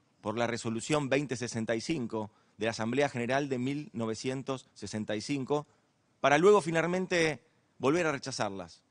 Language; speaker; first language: Spanish; native; Spanish